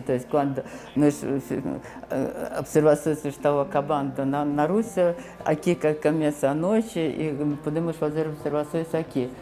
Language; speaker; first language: Portuguese; non-native, fluent; Russian